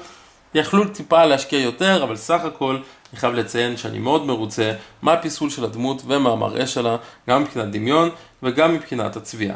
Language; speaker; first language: Hebrew; native; Hebrew